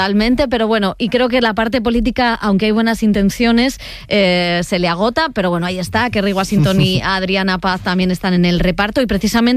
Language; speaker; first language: Spanish; native; Spanish